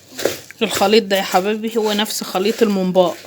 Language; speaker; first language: Arabic; native; Arabic